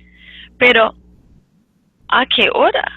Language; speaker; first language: Spanish; non-native, fluent; English